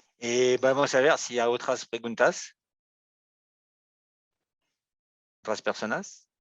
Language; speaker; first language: Spanish; non-native, learner; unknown